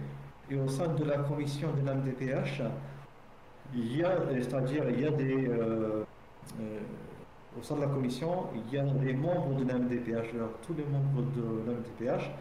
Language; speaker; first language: French; native; French